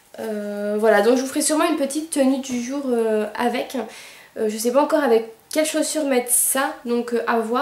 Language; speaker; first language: French; native; French